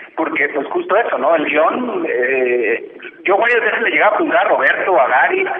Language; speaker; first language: Spanish; native; Spanish